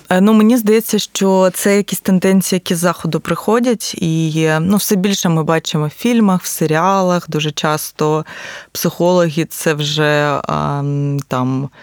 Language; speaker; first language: Ukrainian; native; Ukrainian